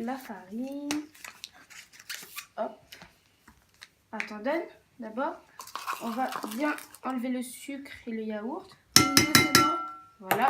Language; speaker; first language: French; native; French